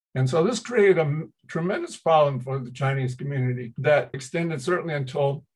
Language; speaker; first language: English; early bilingual, other home language; Chinese